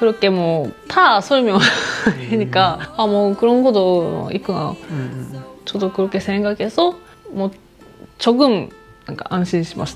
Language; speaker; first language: Korean; non-native, fluent; Japanese